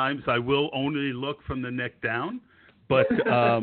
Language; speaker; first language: English; native; English